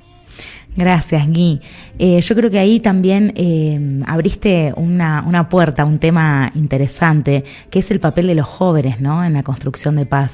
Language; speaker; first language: Spanish; native; Spanish